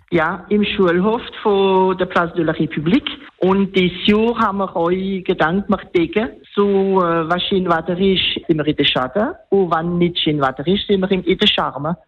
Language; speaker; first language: German; non-native, local second language; Swiss German